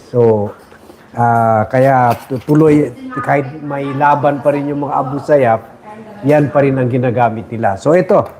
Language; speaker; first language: Filipino; non-native, local second language; Chavacano